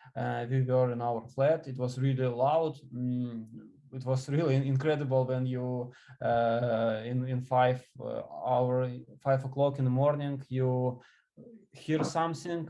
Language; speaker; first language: English; non-native, learner; Ukrainian